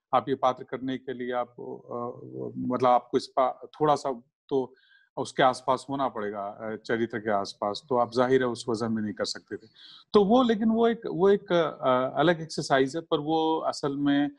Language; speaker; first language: Hindi; native; Hindi